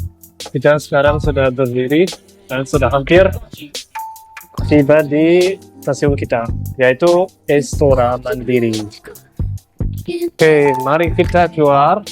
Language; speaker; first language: Indonesian; non-native, fluent; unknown